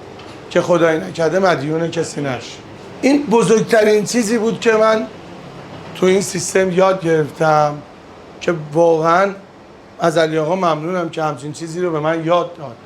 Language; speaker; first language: Persian; native; Persian